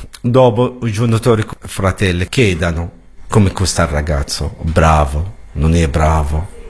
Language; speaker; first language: Italian; non-native, learner; Arabic